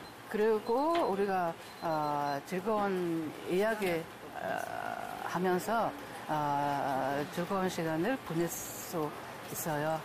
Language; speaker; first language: Korean; non-native, fluent; Mongolian